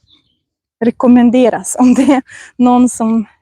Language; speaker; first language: Swedish; non-native, fluent; Russian